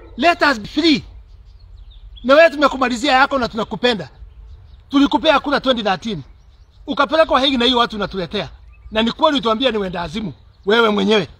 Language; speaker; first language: Swahili; native; Swahili